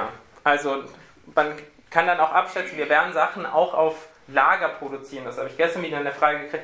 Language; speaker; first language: German; native; German